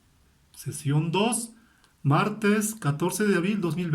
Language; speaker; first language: Spanish; native; Spanish